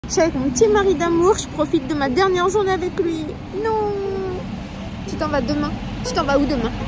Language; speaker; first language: French; native; French